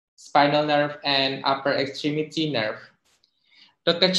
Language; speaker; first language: English; non-native, fluent; Indonesian